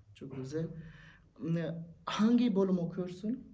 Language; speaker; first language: Turkish; non-native, learner; Bangla